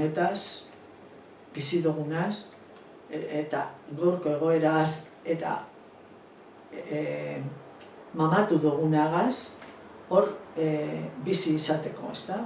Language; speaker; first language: Basque; non-native, local second language; Spanish